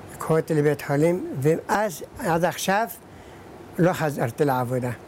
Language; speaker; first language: Hebrew; early bilingual, other home language; Arabic